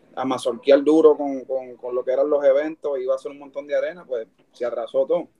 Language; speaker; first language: Spanish; native; Spanish